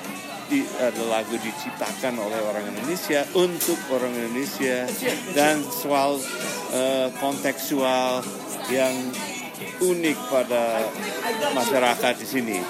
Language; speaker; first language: Indonesian; non-native, fluent; English